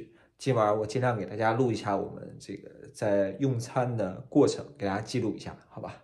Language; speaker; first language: Chinese; native; Chinese